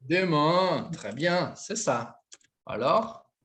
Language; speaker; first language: French; non-native, fluent; Portuguese